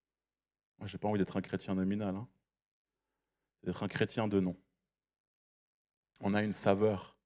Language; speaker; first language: French; native; French